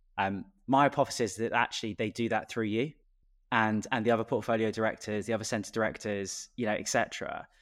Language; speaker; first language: English; native; English